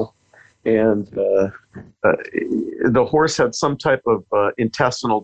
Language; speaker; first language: English; native; English